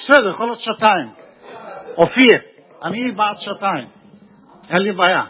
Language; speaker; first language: Hebrew; non-native, fluent; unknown